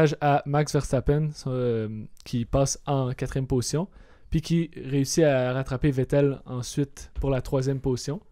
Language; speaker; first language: French; native; French